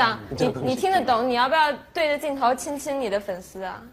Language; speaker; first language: Chinese; native; Chinese